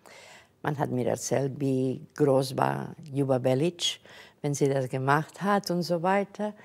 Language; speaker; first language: German; non-native, fluent; Catalan